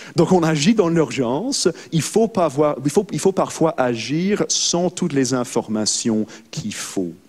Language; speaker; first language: French; non-native, fluent; English